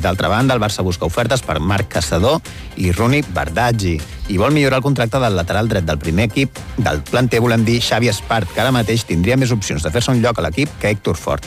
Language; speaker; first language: Catalan; native; Catalan